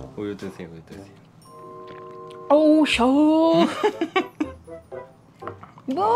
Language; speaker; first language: Korean; non-native, learner; Russian